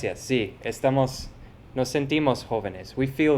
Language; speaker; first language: Spanish; non-native, fluent; English